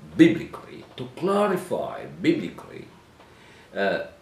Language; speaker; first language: English; non-native, local second language; Swahili